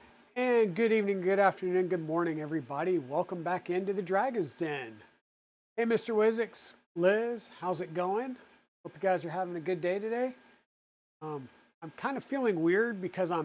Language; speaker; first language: English; native; English